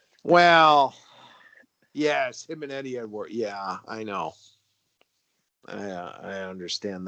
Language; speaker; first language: English; native; English